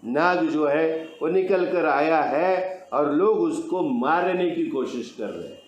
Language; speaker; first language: Hindi; non-native, local second language; Marathi